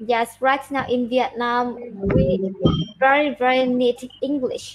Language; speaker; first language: English; non-native, learner; Vietnamese